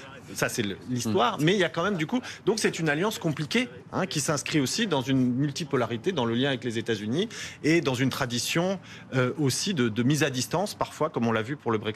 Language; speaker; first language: French; native; French